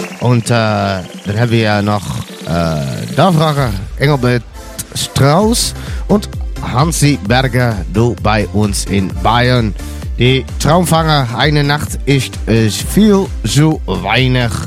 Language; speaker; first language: German; non-native, learner; Dutch